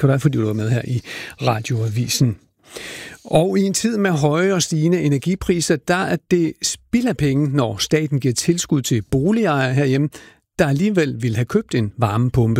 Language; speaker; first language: Danish; native; Danish